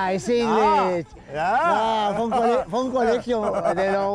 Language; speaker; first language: Spanish; native; Spanish